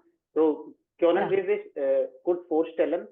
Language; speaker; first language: German; non-native, fluent; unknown